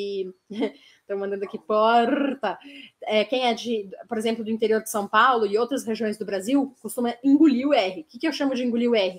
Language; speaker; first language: Portuguese; native; Portuguese